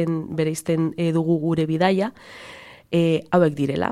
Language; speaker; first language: Basque; non-native, local second language; Spanish